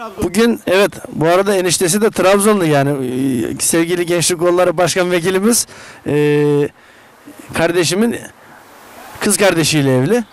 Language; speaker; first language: Turkish; native; Turkish